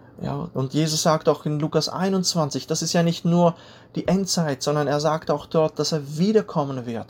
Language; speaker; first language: German; native; German